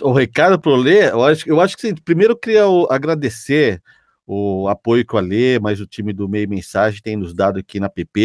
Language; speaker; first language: Portuguese; native; Portuguese